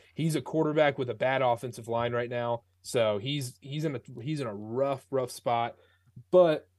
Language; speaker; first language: English; native; English